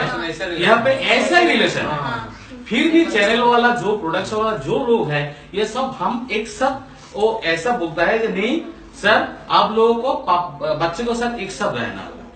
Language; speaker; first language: Hindi; non-native, local second language; Bangla